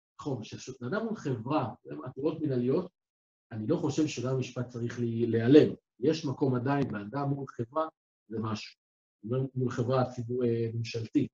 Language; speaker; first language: Hebrew; native; Hebrew